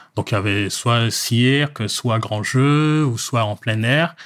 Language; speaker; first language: French; native; French